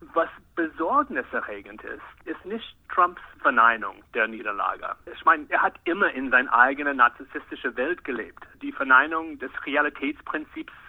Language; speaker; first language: German; non-native, fluent; English